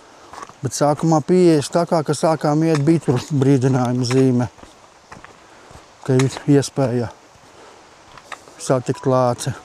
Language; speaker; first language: Latvian; native; Latvian